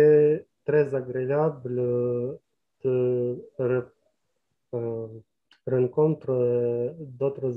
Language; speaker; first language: French; non-native, learner; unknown